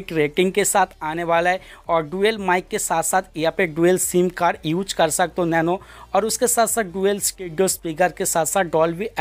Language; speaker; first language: Hindi; native; Hindi